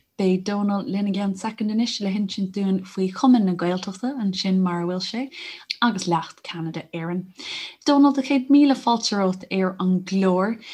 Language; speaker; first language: Irish; non-native, local second language; English